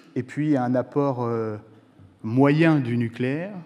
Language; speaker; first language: French; native; French